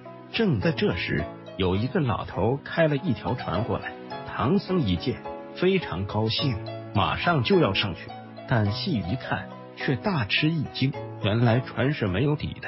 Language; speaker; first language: Chinese; native; Chinese